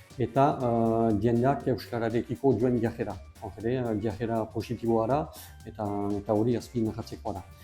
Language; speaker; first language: Basque; non-native, local second language; French